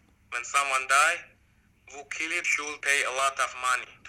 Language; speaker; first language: English; non-native, learner; Persian